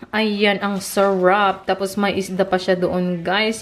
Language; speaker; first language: Filipino; native; Filipino